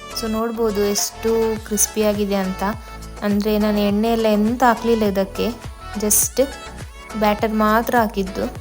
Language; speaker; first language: Kannada; non-native, local second language; Tulu